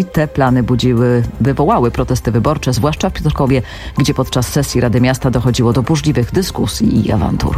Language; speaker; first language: Polish; native; Polish